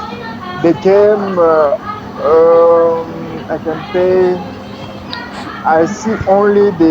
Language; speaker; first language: English; non-native, learner; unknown